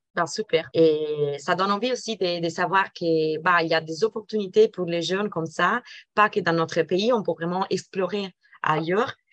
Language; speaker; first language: French; non-native, fluent; Italian